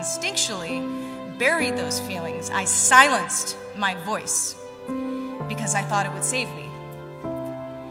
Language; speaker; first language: English; native; English